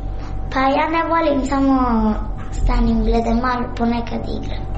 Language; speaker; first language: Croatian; non-native, learner; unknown